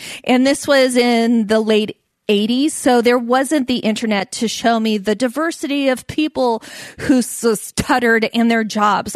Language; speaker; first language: English; native; English